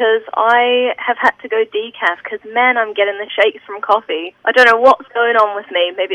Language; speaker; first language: English; native; English